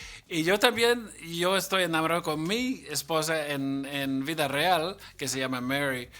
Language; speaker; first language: Spanish; non-native, learner; English